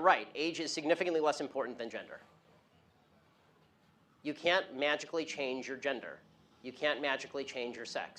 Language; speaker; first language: English; native; English